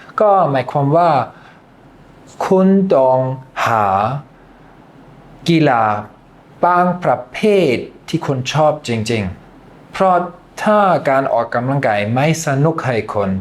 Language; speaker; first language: Thai; non-native, fluent; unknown